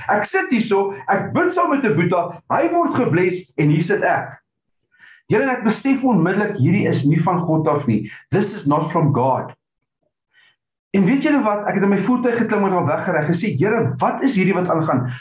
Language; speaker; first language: Afrikaans; early bilingual, heritage; Afrikaans